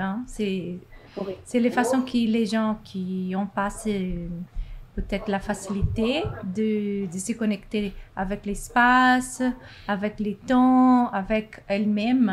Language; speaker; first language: French; non-native, fluent; Portuguese